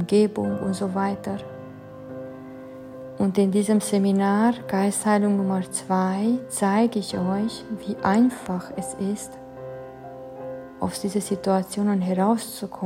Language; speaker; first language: German; non-native, fluent; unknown